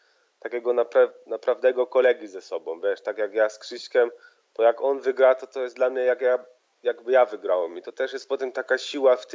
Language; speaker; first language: Polish; early bilingual, heritage; Polish